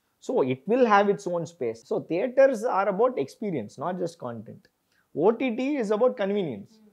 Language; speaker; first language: English; non-native, local second language; Tamil